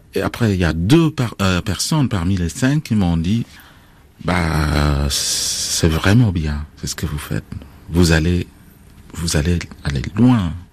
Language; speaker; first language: French; non-native, fluent; Acoli